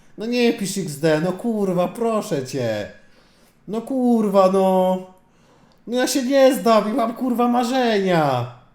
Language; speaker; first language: Polish; native; Polish